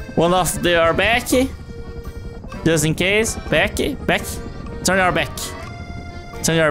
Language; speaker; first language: English; non-native, learner; Portuguese